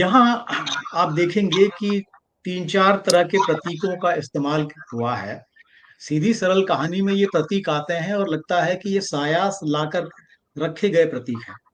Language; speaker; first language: Hindi; native; Hindi